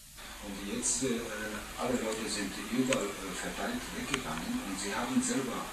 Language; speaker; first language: German; non-native, fluent; Japanese